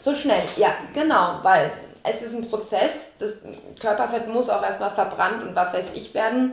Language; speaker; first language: German; native; German